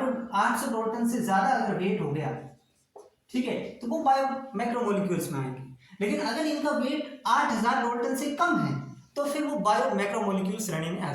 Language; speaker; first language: Hindi; native; Hindi